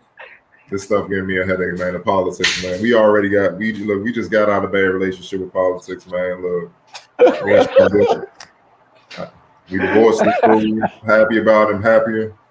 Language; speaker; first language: English; native; English